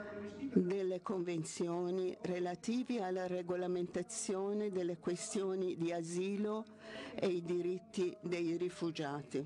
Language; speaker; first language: Italian; non-native, fluent; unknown